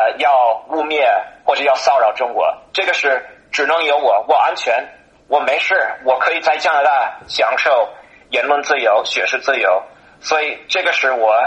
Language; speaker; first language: Chinese; non-native, fluent; English